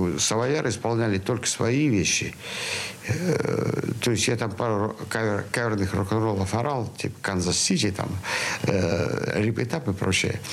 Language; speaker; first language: Russian; native; Russian